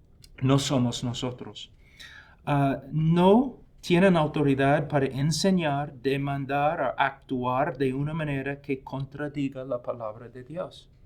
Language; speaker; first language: Spanish; non-native, fluent; English